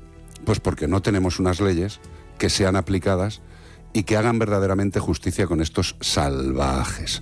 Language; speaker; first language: Spanish; native; Spanish